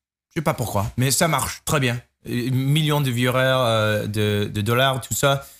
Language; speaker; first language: French; non-native, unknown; English